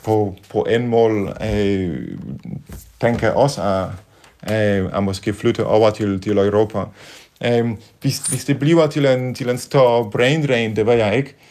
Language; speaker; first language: Danish; non-native, fluent; Polish